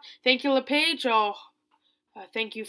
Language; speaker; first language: English; native; English